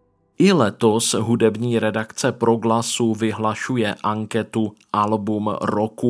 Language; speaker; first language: Czech; native; Czech